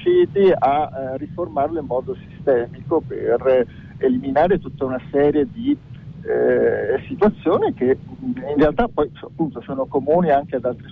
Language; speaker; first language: Italian; early bilingual, other home language; Chinese